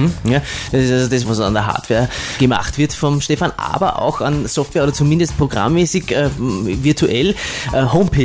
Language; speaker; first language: German; native; German